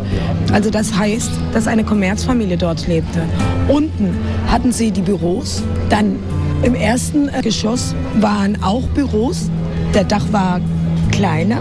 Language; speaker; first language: German; non-native, fluent; Spanish